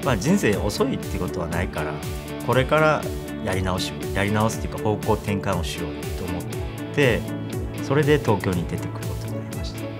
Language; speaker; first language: Japanese; non-native, fluent; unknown